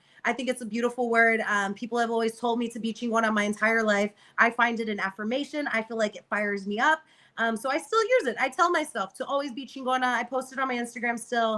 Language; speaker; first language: English; native; English